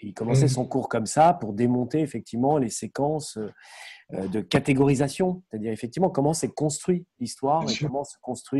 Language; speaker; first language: French; native; French